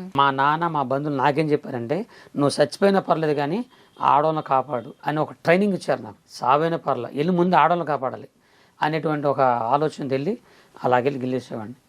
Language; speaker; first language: Telugu; non-native, local second language; Koya